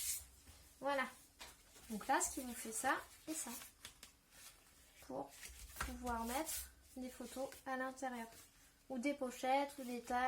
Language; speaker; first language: French; native; French